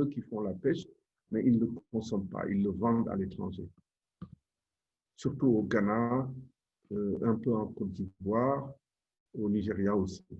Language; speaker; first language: French; non-native, local second language; Wolof